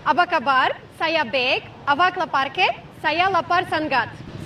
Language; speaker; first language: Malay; non-native, learner; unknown